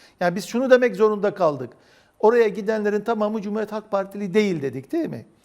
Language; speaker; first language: Turkish; native; Turkish